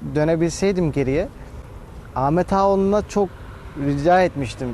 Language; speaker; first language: Turkish; native; Turkish